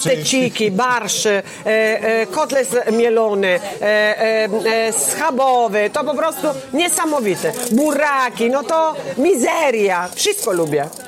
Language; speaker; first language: Polish; non-native, learner; Italian